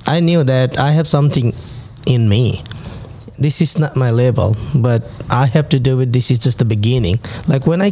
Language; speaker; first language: English; non-native, local second language; Nepali